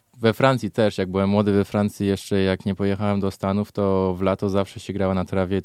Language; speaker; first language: Polish; early bilingual, heritage; Polish